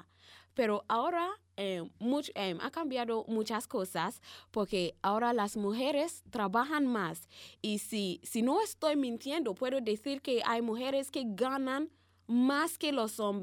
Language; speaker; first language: Spanish; non-native, learner; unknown